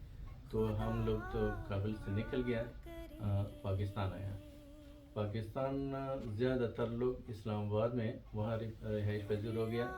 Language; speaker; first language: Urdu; non-native, learner; Pashto